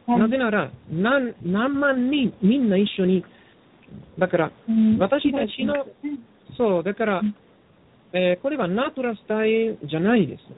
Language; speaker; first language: Japanese; non-native, learner; Italian